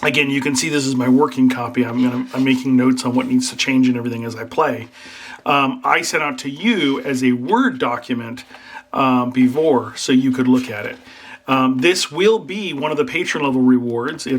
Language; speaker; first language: English; native; English